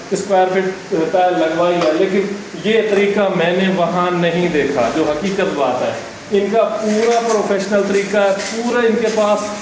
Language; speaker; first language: Urdu; non-native, local second language; Saraiki